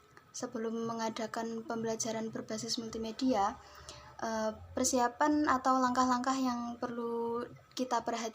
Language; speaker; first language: Indonesian; native; Indonesian